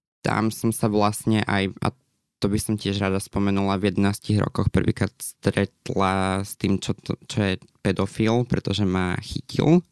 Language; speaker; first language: Slovak; native; Slovak